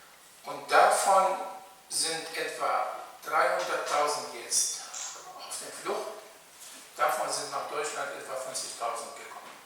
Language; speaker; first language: German; non-native, fluent; Arabic